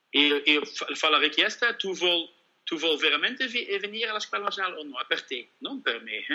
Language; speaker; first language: Italian; non-native, learner; Dutch